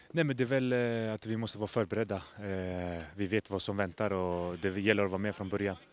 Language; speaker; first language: Swedish; early bilingual, other home language; Greek